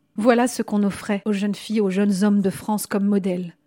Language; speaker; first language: French; native; French